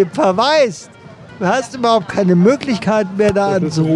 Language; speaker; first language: German; native; German